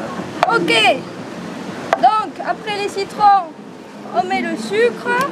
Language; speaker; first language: French; native; French